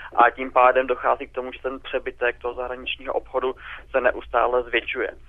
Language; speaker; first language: Czech; native; Czech